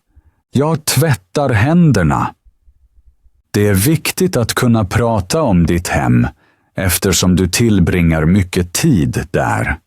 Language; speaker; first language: Swedish; native; Swedish